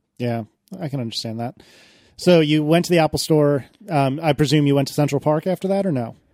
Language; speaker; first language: English; native; English